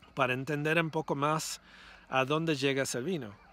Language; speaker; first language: Spanish; non-native, fluent; English